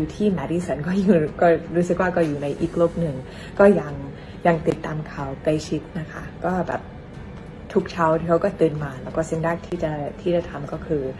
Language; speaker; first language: Thai; non-native, fluent; English